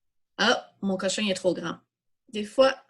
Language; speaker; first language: French; native; French